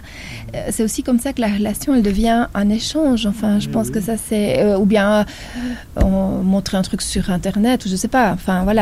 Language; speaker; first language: French; native; French